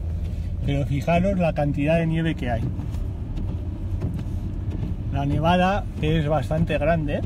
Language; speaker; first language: Spanish; native; Spanish